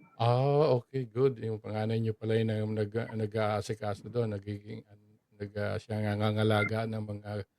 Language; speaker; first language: Filipino; native; Filipino